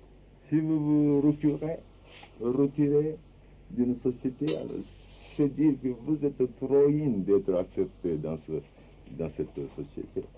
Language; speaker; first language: French; non-native, fluent; Japanese